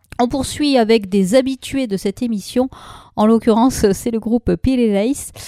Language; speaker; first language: French; native; French